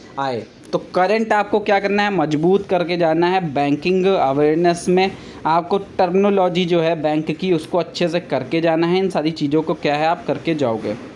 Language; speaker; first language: Hindi; native; Hindi